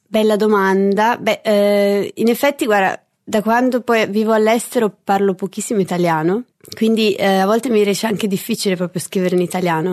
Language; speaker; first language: Italian; native; Italian